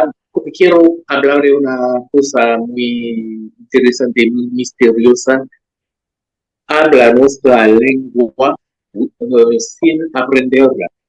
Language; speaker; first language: Spanish; non-native, learner; French